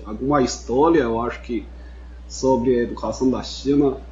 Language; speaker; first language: Portuguese; non-native, fluent; Chinese